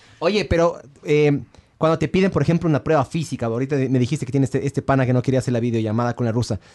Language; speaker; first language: Spanish; native; Spanish